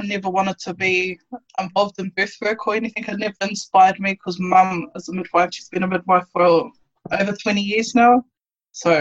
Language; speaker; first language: English; native; English